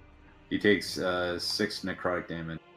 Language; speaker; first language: English; native; English